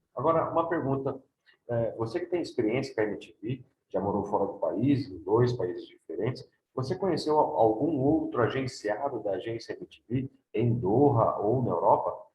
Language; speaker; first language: Portuguese; native; Portuguese